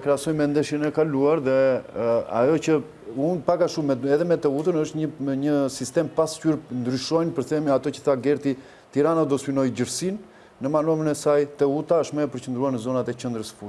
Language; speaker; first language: Albanian; native; Albanian